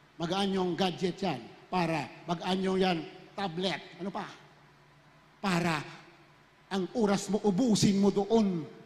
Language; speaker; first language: Filipino; native; Filipino